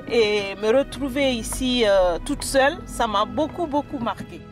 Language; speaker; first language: French; non-native, local second language; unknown